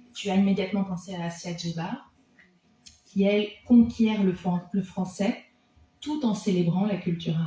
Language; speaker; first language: French; native; French